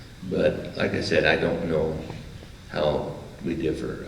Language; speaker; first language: English; native; English